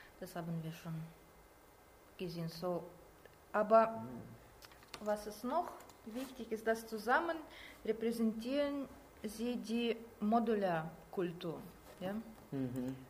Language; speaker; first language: German; non-native, learner; Russian